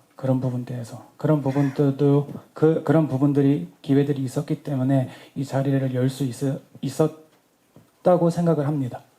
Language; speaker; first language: Korean; early bilingual, heritage; Korean